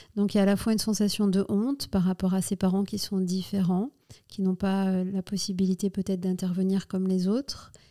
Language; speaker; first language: French; native; French